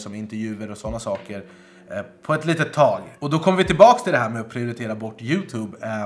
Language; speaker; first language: Swedish; native; Swedish